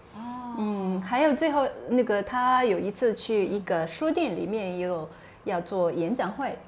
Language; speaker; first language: Chinese; non-native, fluent; Japanese